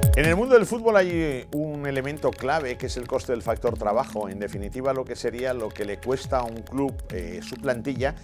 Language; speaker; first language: Spanish; native; Spanish